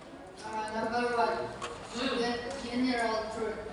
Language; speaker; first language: English; non-native, learner; Indonesian